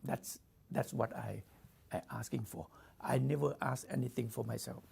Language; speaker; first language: English; non-native, learner; Thai